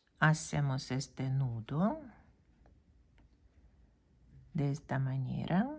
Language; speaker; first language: Spanish; non-native, fluent; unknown